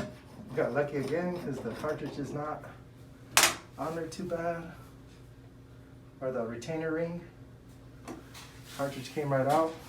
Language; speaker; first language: English; native; English